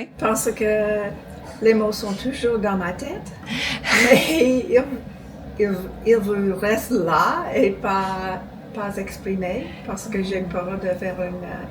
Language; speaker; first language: French; non-native, fluent; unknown